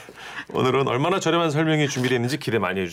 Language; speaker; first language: Korean; native; Korean